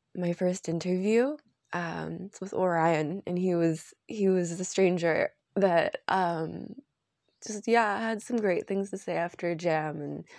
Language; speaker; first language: English; native; English